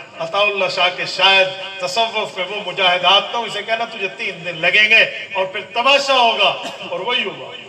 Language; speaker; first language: Urdu; non-native, local second language; Punjabi